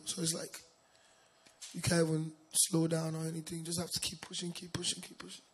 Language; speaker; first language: English; non-native, local second language; Yoruba